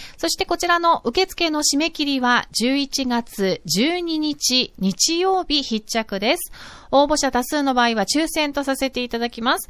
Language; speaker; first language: Japanese; non-native, fluent; English